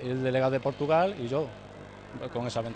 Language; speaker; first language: Spanish; native; Spanish